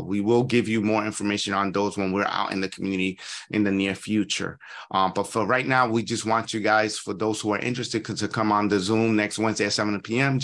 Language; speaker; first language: English; native; English